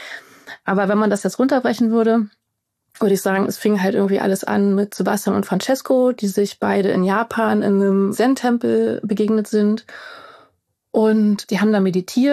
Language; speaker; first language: German; native; German